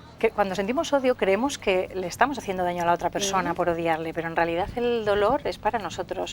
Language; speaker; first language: Spanish; native; Spanish